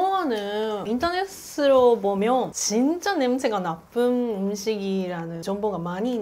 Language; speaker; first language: Korean; non-native, fluent; Japanese